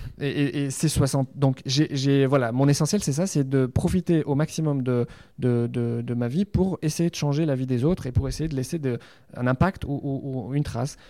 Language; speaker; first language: French; non-native, local second language; Arabic